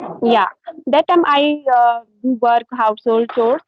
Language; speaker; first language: English; non-native, learner; Hindi